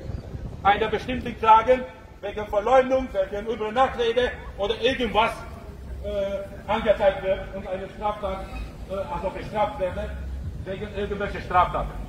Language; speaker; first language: German; non-native, fluent; Romanian